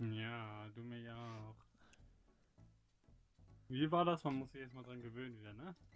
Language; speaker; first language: German; native; German